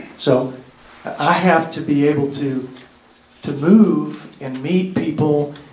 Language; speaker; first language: English; native; English